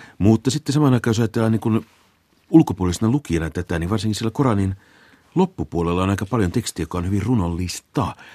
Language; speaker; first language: Finnish; native; Finnish